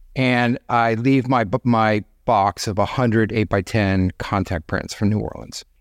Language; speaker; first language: English; native; English